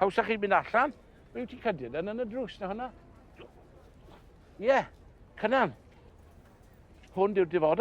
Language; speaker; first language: Welsh; native; Welsh